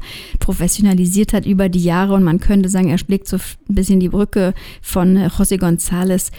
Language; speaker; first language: German; native; German